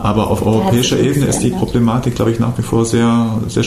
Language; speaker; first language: German; native; German